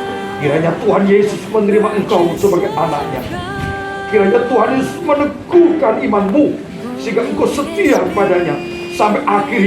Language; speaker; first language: Indonesian; native; Indonesian